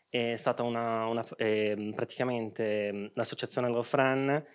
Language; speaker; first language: Italian; early bilingual, other home language; Arabic